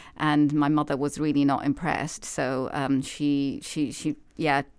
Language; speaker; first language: English; native; English